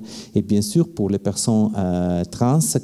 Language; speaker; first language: French; non-native, fluent; Italian